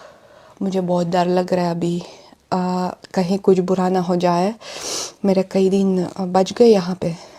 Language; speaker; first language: Hindi; non-native, fluent; Russian